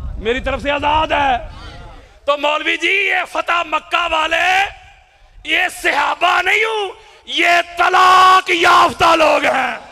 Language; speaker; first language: Urdu; non-native, local second language; Punjabi